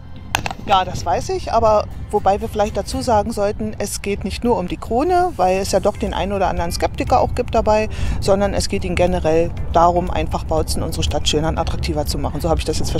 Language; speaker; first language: German; native; German